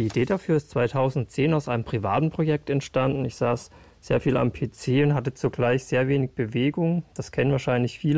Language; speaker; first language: German; native; German